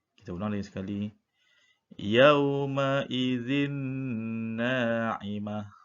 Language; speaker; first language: Malay; native; Malay